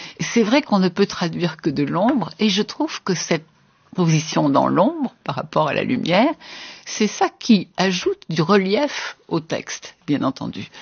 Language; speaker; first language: French; native; French